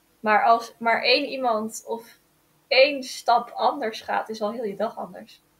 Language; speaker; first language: Dutch; native; Dutch